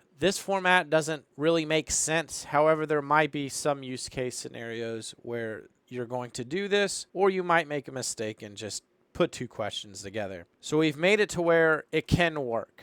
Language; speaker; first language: English; native; English